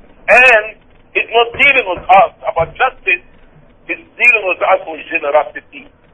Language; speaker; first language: English; non-native, fluent; Arabic